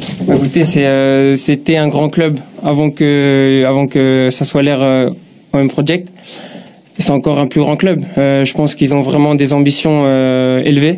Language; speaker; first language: French; native; French